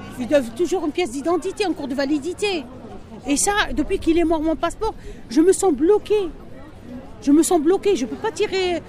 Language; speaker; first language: French; non-native, local second language; Arabic